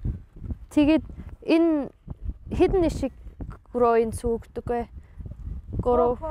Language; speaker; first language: Mongolian; non-native, fluent; English